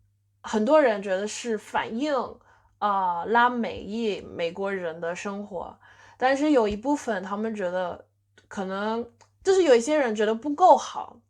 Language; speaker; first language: Chinese; non-native, fluent; English